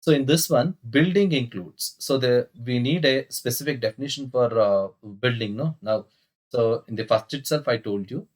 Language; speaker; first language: English; non-native, local second language; Kannada